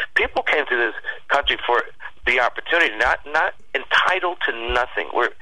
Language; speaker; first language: English; early bilingual, other home language; Spanish